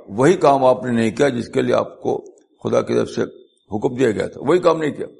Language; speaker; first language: Urdu; native; Urdu